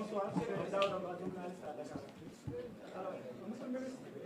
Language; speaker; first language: French; non-native, local second language; Wolof